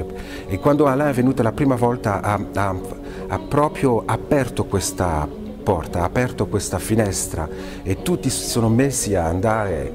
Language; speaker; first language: Italian; non-native, fluent; French